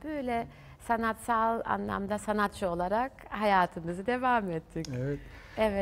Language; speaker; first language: Turkish; early bilingual, heritage; German